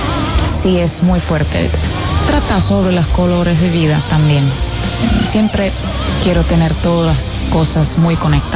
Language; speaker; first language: Spanish; non-native, fluent; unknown